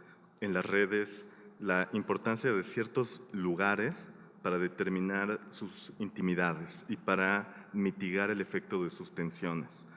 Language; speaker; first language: Spanish; native; Spanish